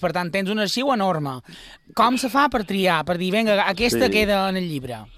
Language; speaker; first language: Catalan; native; Catalan